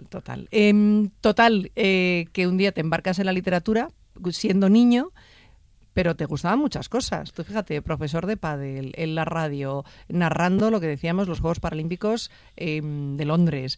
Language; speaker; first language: Spanish; native; Spanish